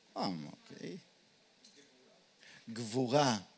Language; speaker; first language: Polish; non-native, learner; Hebrew